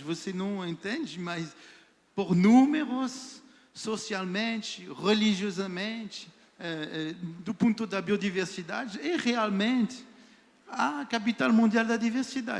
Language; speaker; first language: Portuguese; non-native, fluent; French